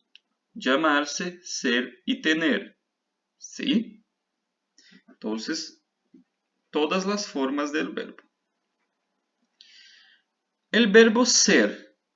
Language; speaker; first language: Spanish; non-native, fluent; Portuguese